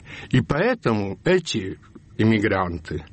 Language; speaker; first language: Russian; early bilingual, heritage; Russian